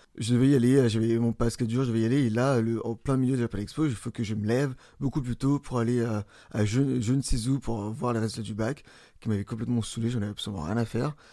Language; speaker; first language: French; early bilingual, other home language; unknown